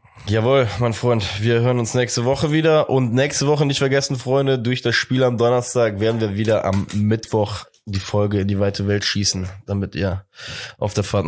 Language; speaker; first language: German; native; German